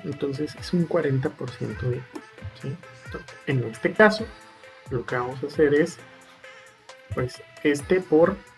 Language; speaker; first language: Spanish; native; Spanish